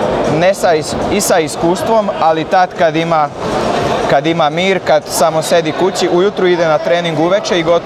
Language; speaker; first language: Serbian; non-native, local second language; Slovak